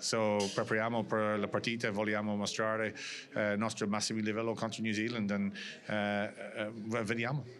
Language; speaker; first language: Italian; non-native, learner; English